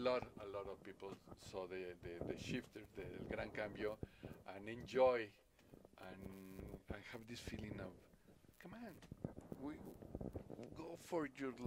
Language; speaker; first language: English; non-native, learner; Spanish